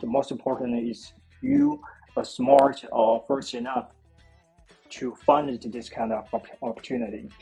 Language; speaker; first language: English; non-native, fluent; Chinese